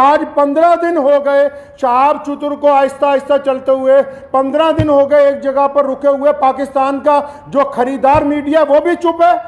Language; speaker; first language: Hindi; native; Hindi